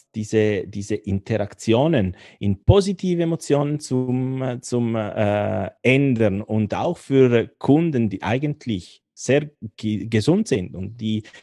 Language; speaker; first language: German; non-native, fluent; Italian